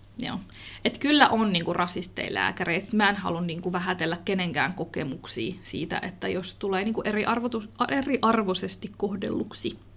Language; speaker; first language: Finnish; early bilingual, other home language; Kurdish